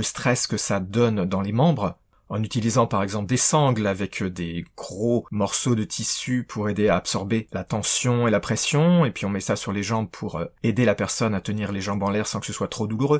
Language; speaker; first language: French; native; French